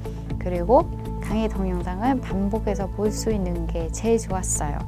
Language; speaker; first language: Korean; non-native, fluent; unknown